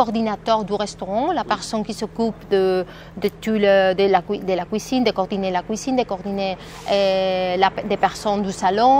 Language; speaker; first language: French; non-native, fluent; Spanish